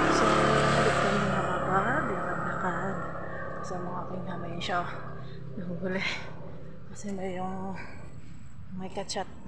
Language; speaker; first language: Filipino; non-native, local second language; Hiligaynon